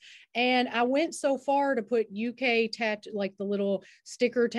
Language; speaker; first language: English; native; English